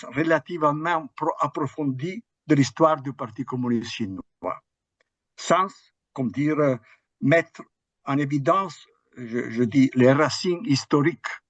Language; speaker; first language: French; non-native, fluent; Italian